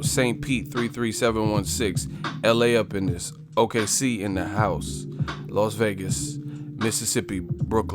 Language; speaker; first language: English; native; English